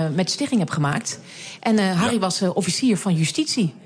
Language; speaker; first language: Dutch; native; Dutch